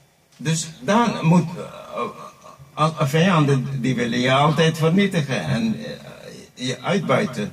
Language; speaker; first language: Dutch; non-native, local second language; Caribbean Hindustani